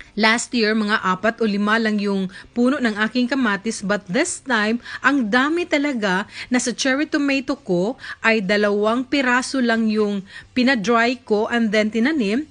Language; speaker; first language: Filipino; native; Filipino